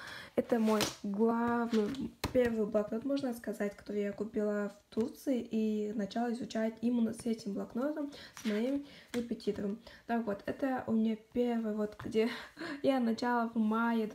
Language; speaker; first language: Russian; non-native, local second language; Kazakh